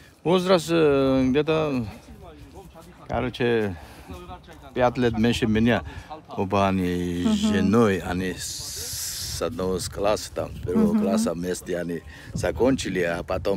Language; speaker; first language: Russian; non-native, learner; Georgian